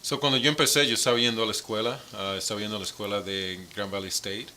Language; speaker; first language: Spanish; early bilingual, other home language; English